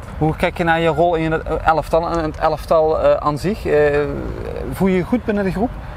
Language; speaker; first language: Dutch; native; Dutch